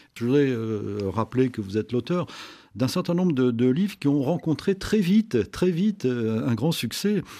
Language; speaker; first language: French; native; French